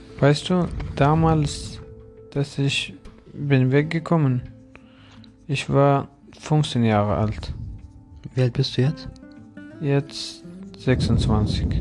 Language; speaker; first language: German; non-native, learner; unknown